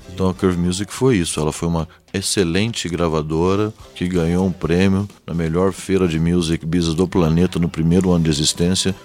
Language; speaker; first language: Portuguese; early bilingual, heritage; Portuguese